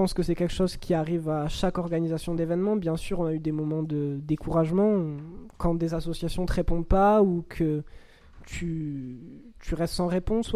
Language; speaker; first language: French; early bilingual, other home language; Arabic